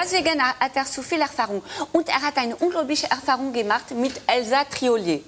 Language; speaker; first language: German; non-native, fluent; French